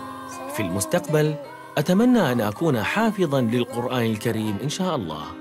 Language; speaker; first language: Arabic; non-native, learner; Indonesian